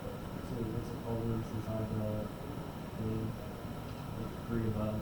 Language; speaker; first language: English; native; English